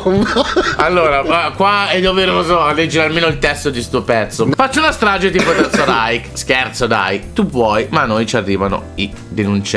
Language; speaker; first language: Italian; native; Italian